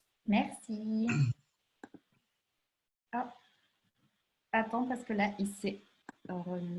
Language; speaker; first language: French; native; French